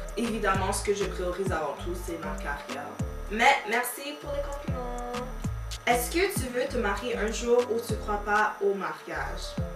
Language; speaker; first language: French; native; French